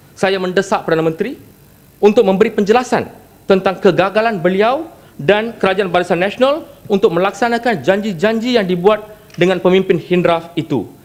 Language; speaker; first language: Malay; non-native, local second language; Tamil